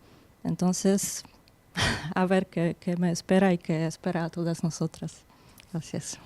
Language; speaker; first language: Spanish; non-native, fluent; Polish